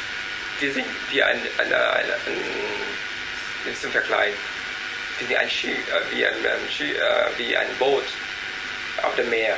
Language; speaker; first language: German; non-native, learner; Vietnamese